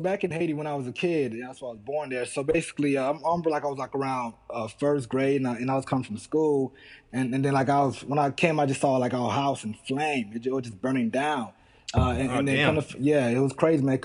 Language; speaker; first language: English; early bilingual, other home language; Haitian Creole